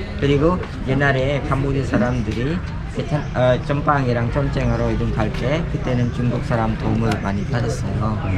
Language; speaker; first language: Korean; non-native, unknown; Khmer